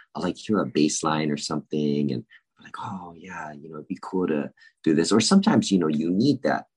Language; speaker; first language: English; native; English